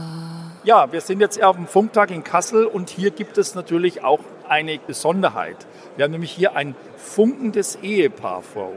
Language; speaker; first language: German; native; German